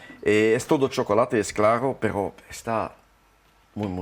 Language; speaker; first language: Spanish; non-native, fluent; French